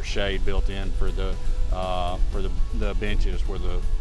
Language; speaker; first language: English; native; English